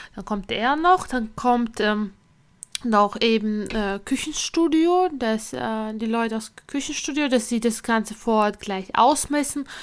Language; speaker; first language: German; non-native, fluent; Latvian